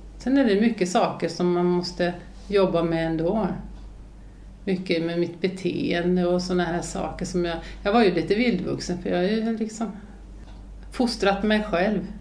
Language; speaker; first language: Swedish; early bilingual, other home language; Finnish